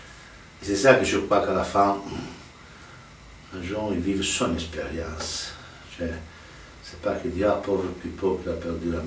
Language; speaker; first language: French; non-native, fluent; Italian